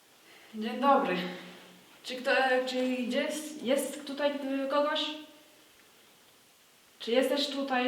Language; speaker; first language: Polish; early bilingual, heritage; French